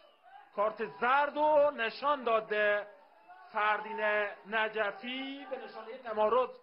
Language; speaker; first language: Persian; native; Persian